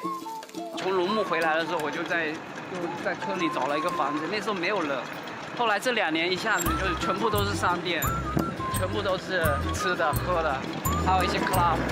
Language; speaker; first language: Chinese; native; Chinese